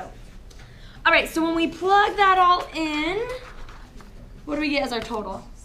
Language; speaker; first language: English; native; English